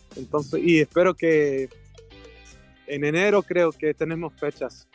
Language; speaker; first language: Spanish; non-native, fluent; Swedish